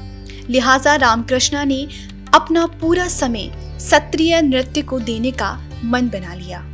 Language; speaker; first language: Hindi; native; Hindi